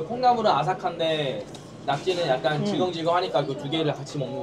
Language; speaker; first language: Korean; native; Korean